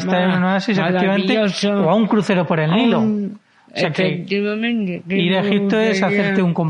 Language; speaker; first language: Spanish; native; Spanish